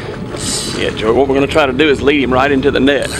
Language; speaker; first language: English; native; English